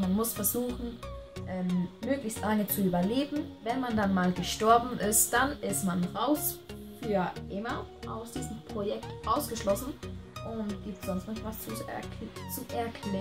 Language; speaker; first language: German; native; German